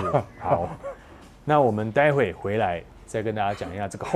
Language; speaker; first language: Chinese; native; Chinese